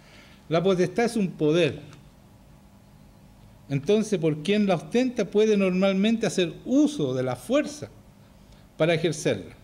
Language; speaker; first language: Spanish; native; Spanish